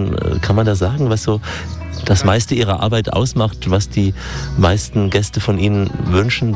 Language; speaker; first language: German; native; German